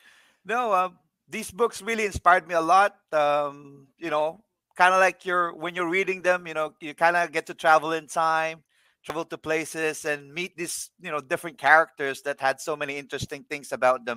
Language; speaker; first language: English; non-native, local second language; Filipino